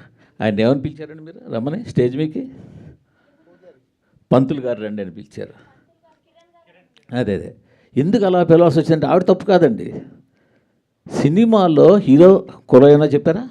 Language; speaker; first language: Telugu; native; Telugu